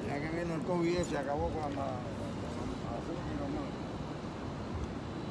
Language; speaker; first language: Spanish; native; Spanish